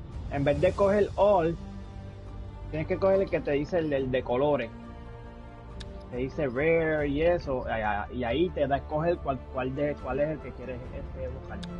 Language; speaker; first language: Spanish; native; Spanish